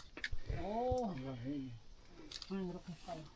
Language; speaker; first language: Korean; non-native, learner; Khmer